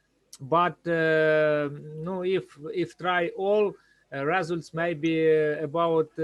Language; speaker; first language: English; non-native, learner; Ukrainian